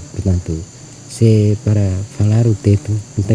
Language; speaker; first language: Portuguese; non-native, learner; Tetum